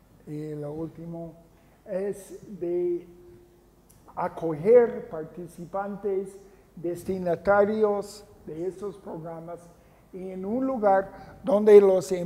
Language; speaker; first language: Spanish; non-native, fluent; English